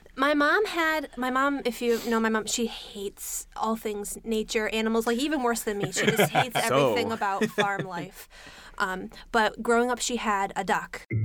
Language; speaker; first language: English; native; English